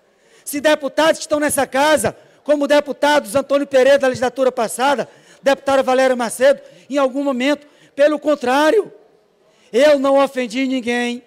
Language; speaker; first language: Portuguese; native; Portuguese